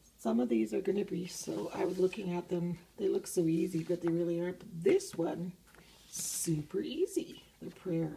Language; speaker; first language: English; native; English